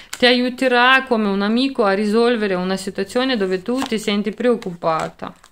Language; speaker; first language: Italian; non-native, fluent; Russian